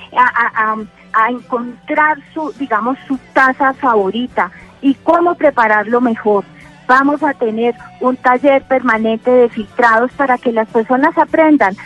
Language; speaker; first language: Spanish; native; Spanish